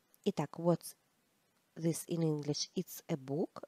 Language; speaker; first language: English; non-native, fluent; Russian